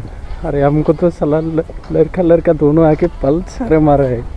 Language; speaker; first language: Hindi; non-native, local second language; Bodo